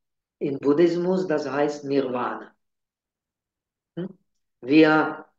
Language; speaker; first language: German; non-native, fluent; Czech